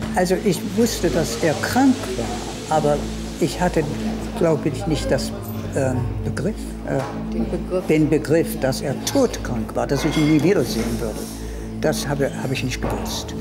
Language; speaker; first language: German; early bilingual, heritage; German